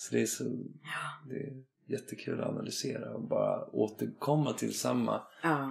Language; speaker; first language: Swedish; native; Swedish